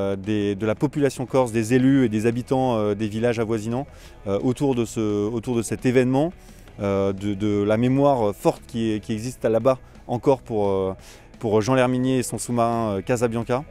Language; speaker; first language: French; native; French